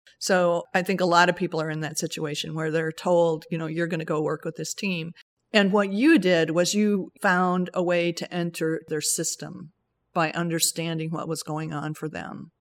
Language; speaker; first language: English; native; English